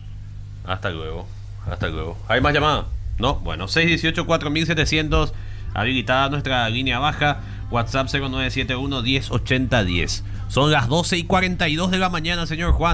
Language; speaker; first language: Spanish; native; Spanish